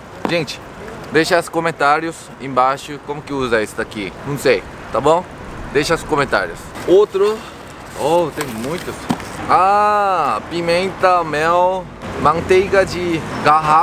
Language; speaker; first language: Portuguese; non-native, learner; Korean